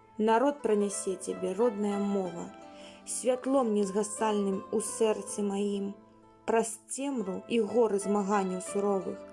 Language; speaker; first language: Belarusian; native; Belarusian